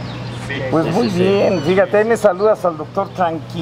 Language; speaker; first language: Spanish; native; Spanish